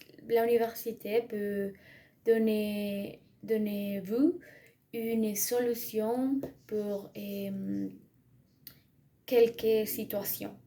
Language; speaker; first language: French; non-native, learner; Spanish